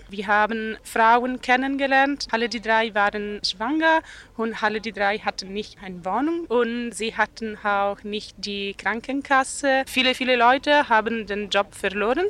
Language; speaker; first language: German; non-native, learner; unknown